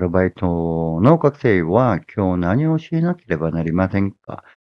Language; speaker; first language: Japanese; non-native, fluent; Korean